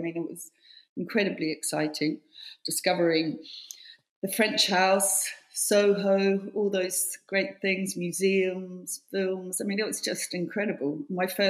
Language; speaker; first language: English; native; English